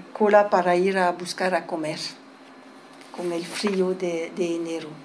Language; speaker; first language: Spanish; early bilingual, heritage; French